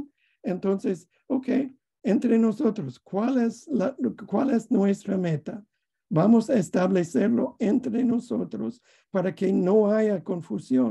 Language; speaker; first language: Spanish; non-native, fluent; English